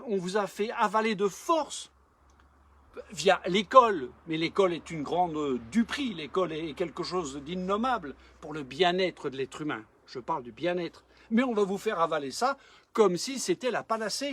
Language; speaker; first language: French; native; French